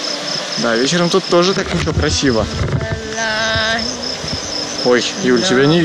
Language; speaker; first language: Russian; native; Russian